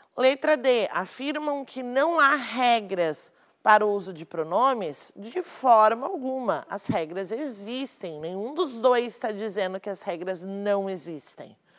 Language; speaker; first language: Portuguese; native; Portuguese